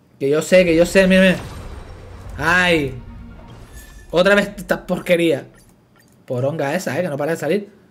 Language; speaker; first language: Spanish; native; Spanish